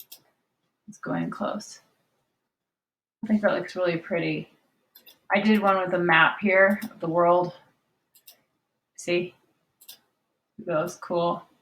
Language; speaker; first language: English; native; English